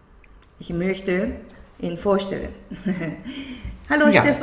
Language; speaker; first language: German; non-native, fluent; Korean